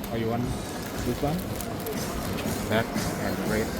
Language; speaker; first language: English; non-native, learner; Thai